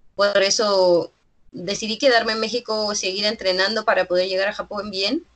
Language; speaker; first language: Spanish; native; Spanish